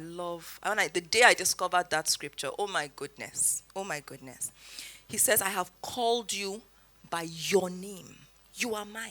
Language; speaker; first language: English; non-native, local second language; Yoruba